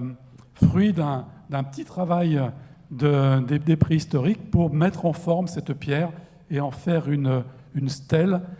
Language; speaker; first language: French; native; French